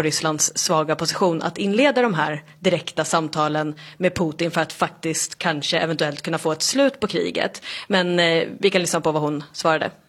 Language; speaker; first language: Swedish; native; Swedish